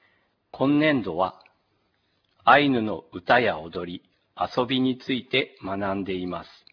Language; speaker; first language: Japanese; native; Japanese